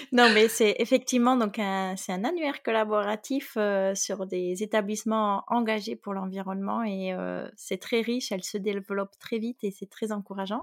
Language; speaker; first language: French; native; French